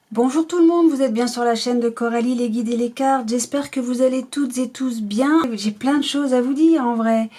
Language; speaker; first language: French; native; French